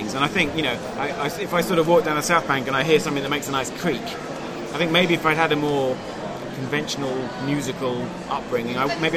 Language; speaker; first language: English; native; English